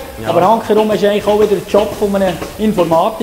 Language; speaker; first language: German; native; German